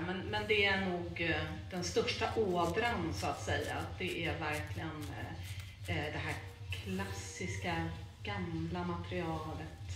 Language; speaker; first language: Swedish; native; Swedish